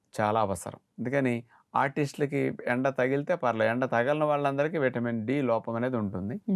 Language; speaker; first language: Telugu; native; Telugu